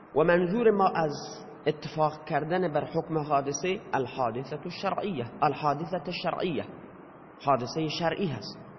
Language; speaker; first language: Persian; non-native, local second language; Baluchi